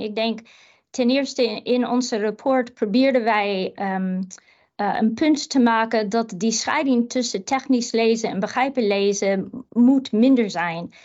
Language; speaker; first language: Dutch; non-native, fluent; English